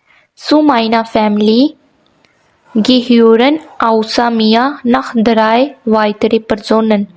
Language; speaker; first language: German; non-native, learner; Urdu